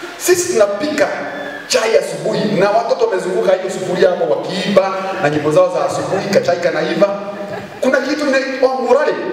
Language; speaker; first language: Swahili; non-native, local second language; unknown